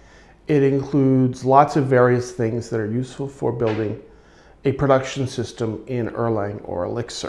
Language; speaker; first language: English; native; English